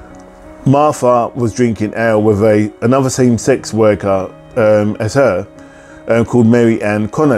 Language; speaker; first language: English; native; English